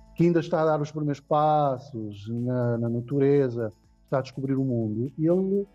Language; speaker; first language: Portuguese; non-native, local second language; Kabuverdianu